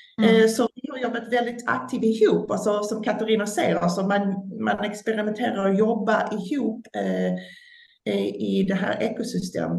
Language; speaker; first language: Swedish; non-native, fluent; English